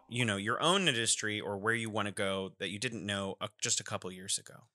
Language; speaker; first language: English; native; English